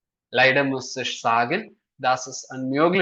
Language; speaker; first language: German; non-native, fluent; Malayalam